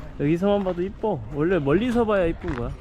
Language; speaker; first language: Korean; native; Korean